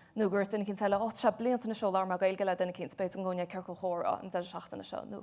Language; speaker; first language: Irish; native; Irish